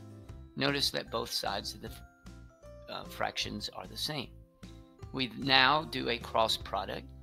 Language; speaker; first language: English; native; English